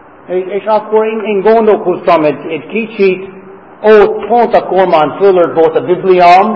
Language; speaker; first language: Hungarian; non-native, fluent; English